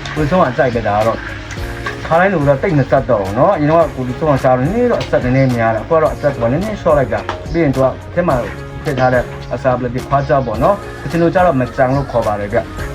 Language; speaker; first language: Burmese; non-native, local second language; Kachin